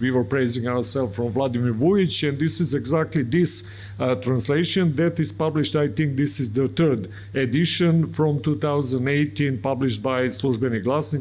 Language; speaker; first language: English; non-native, fluent; Serbian